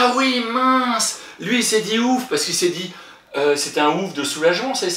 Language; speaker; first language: French; native; French